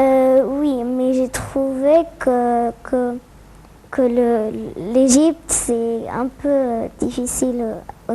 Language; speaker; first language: French; non-native, learner; Arabic